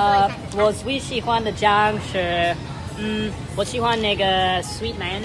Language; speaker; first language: Chinese; non-native, fluent; English